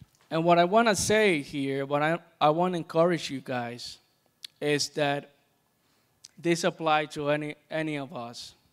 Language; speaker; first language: English; non-native, fluent; Spanish